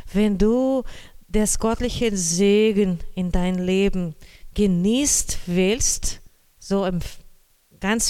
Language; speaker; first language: German; non-native, learner; Portuguese